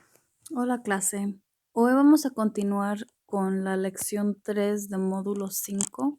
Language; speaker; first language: Spanish; early bilingual, heritage; Spanish